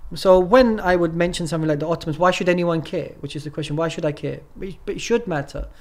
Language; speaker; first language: English; native; English